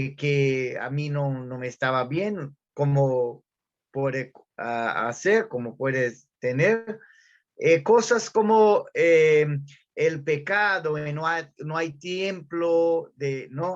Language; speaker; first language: Spanish; non-native, learner; Portuguese